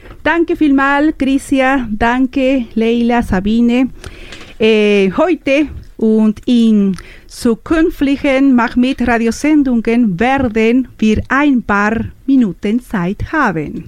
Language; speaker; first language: German; non-native, learner; Spanish